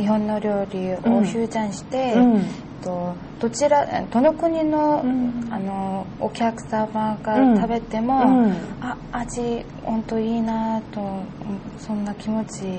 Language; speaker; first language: Japanese; non-native, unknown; Korean